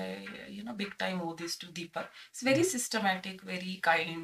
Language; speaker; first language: English; non-native, local second language; Marathi